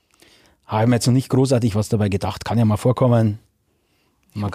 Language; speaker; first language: German; native; German